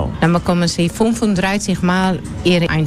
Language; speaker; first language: German; non-native, learner; Dutch